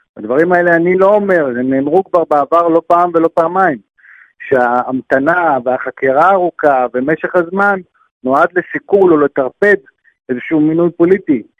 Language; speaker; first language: Hebrew; native; Hebrew